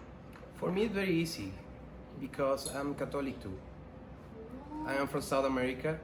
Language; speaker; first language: English; non-native, learner; Spanish